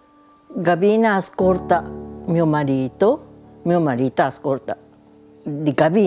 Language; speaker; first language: Italian; non-native, local second language; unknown